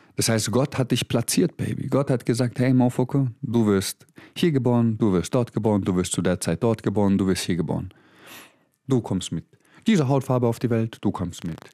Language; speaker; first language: German; early bilingual, other home language; Croatian